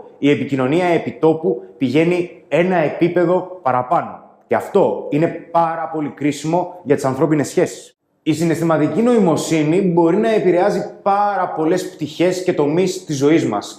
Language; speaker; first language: Greek; native; Greek